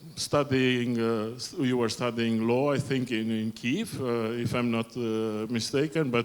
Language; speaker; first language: English; non-native, fluent; Romanian